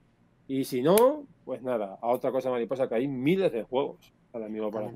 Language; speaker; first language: Spanish; native; Spanish